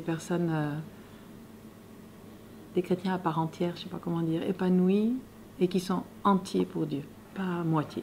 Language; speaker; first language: French; native; French